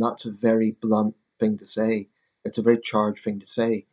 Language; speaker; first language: English; native; English